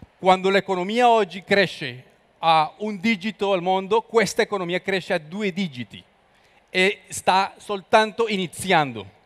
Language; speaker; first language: Italian; non-native, learner; Spanish